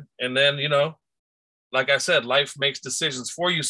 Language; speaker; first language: English; native; English